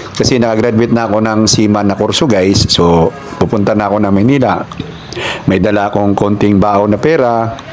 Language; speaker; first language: Filipino; non-native, local second language; Cebuano